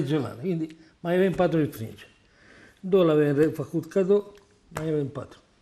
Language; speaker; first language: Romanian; non-native, learner; Italian